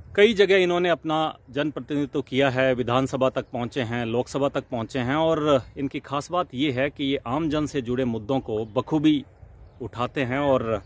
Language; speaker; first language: Hindi; native; Hindi